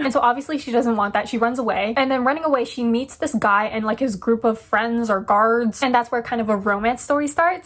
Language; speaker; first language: English; native; English